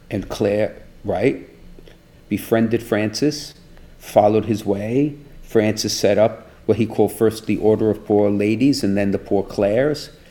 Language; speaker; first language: English; native; English